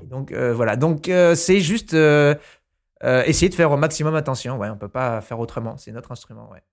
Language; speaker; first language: French; native; French